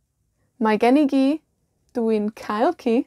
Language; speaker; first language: Welsh; non-native, fluent; Spanish